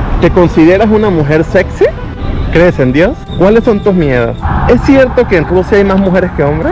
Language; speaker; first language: Spanish; native; Spanish